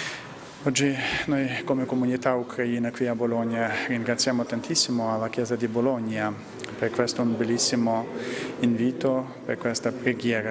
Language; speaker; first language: Italian; non-native, fluent; Ukrainian